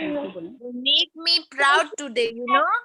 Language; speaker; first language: English; non-native, fluent; Urdu